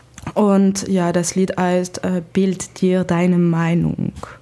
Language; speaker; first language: German; non-native, fluent; French